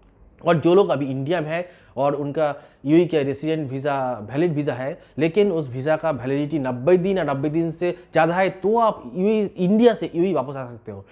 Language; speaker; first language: Hindi; non-native, local second language; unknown